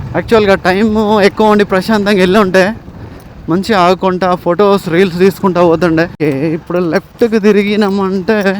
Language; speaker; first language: Telugu; non-native, local second language; Gondi